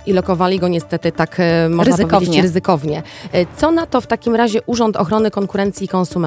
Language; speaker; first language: Polish; native; Polish